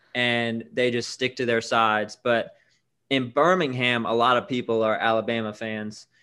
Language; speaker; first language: English; native; English